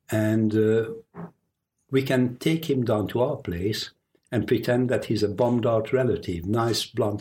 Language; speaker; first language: English; non-native, fluent; Hungarian